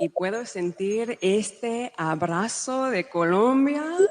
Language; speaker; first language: Spanish; non-native, fluent; English